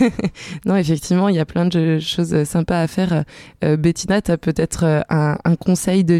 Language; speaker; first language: French; native; French